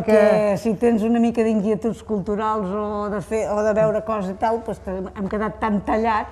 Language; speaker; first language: Catalan; native; Catalan